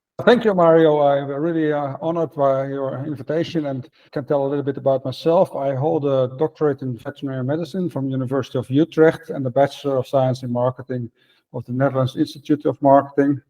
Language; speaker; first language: English; non-native, fluent; Dutch